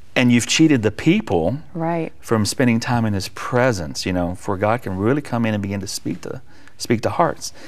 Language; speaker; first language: English; native; English